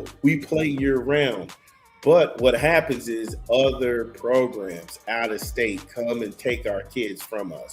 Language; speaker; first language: English; native; English